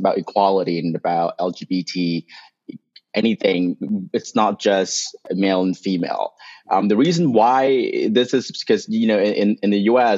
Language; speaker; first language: English; non-native, local second language; Cantonese